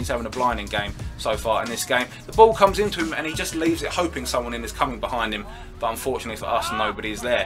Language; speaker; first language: English; native; English